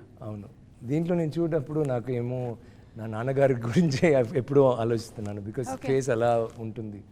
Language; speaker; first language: Telugu; non-native, learner; Tamil